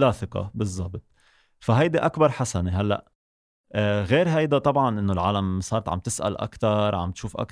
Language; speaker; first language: Arabic; native; Arabic